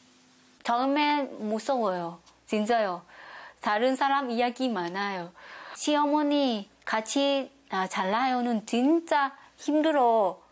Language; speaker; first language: Korean; non-native, learner; Thai